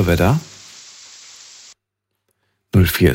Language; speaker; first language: German; native; German